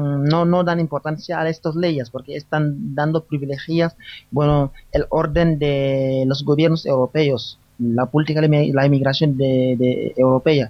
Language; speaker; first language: Spanish; non-native, fluent; Wolof